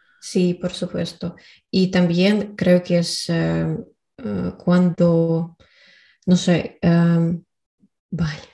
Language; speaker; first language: Spanish; non-native, learner; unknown